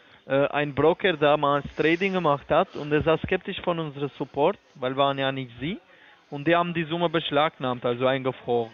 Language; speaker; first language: German; non-native, learner; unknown